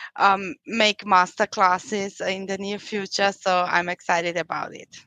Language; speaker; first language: English; non-native, fluent; German